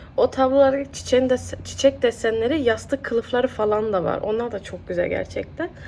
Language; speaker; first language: Turkish; early bilingual, heritage; Turkish